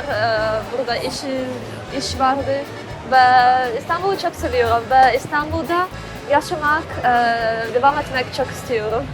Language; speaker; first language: Turkish; non-native, learner; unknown